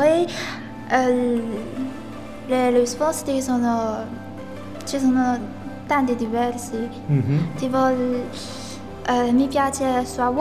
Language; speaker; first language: Italian; non-native, learner; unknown